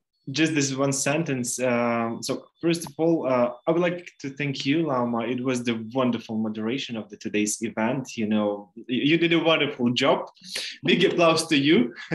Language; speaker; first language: English; non-native, fluent; Ukrainian